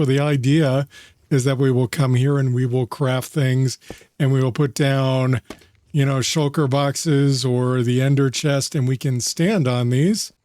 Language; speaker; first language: English; native; English